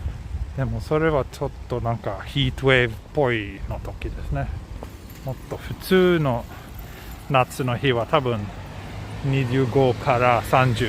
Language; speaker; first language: Japanese; non-native, fluent; Swedish